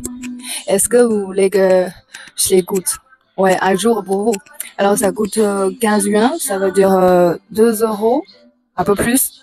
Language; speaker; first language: French; non-native, fluent; Chinese